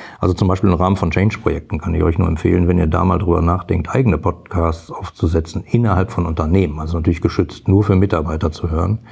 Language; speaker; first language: German; native; German